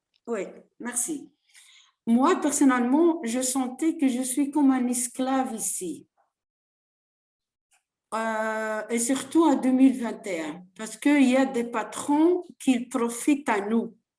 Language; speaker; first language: French; non-native, learner; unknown